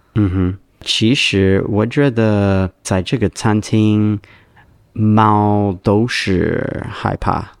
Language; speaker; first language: Chinese; non-native, learner; English